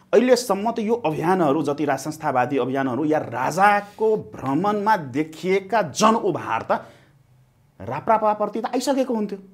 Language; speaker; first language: Nepali; non-native, local second language; Maithili